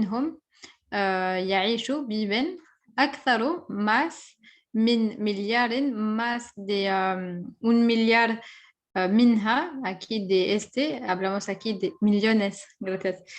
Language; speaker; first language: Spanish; non-native, fluent; French